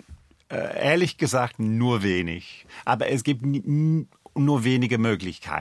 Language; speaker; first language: German; non-native, fluent; English